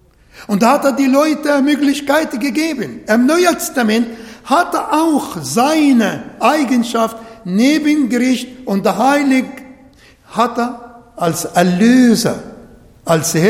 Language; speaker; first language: German; non-native, fluent; Arabic